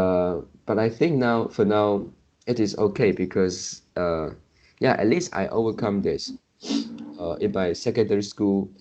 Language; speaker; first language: English; non-native, local second language; Chinese